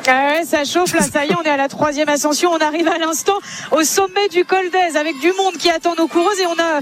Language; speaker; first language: French; native; French